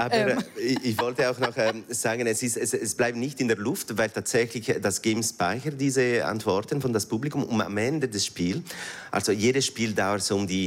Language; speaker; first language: German; non-native, fluent; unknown